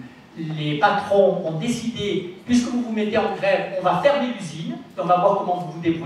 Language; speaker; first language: French; native; French